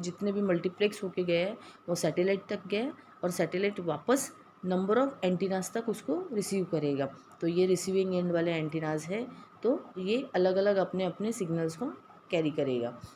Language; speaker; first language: Hindi; non-native, local second language; Marathi